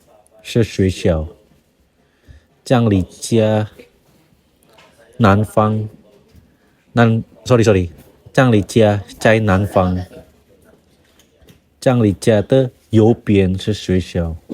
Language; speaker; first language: Chinese; non-native, fluent; Indonesian